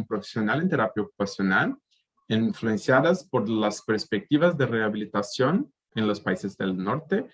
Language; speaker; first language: Spanish; native; Spanish